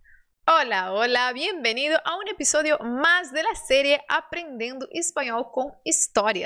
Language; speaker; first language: Spanish; non-native, fluent; Portuguese